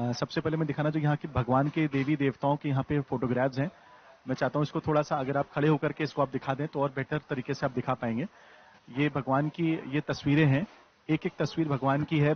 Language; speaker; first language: Hindi; native; Hindi